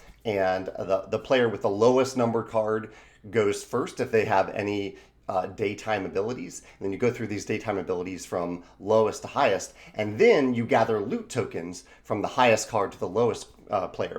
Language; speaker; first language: English; native; English